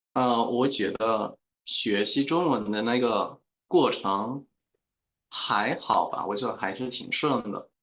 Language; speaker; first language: Chinese; non-native, fluent; Spanish